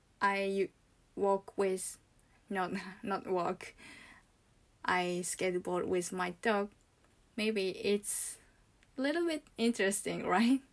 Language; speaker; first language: English; non-native, learner; Japanese